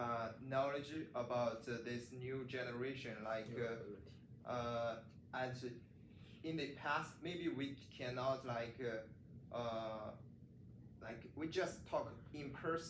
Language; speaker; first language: English; non-native, learner; Chinese